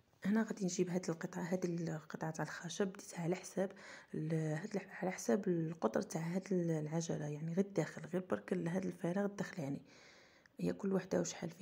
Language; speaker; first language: Arabic; native; Arabic